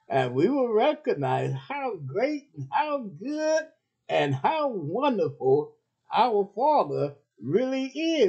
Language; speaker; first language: English; native; English